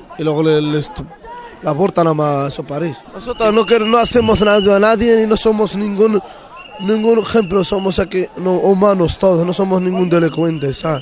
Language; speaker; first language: Spanish; non-native, learner; Arabic